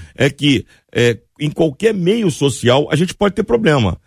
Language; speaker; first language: Portuguese; native; Portuguese